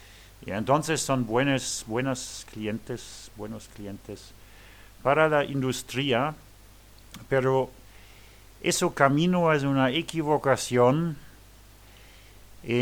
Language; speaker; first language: Spanish; non-native, learner; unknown